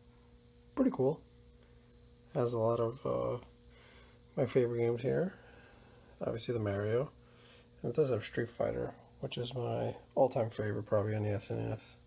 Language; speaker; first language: English; native; English